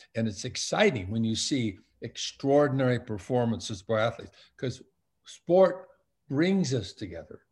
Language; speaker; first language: English; native; English